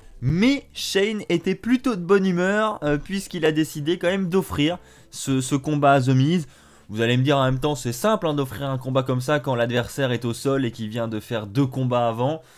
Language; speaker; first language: French; native; French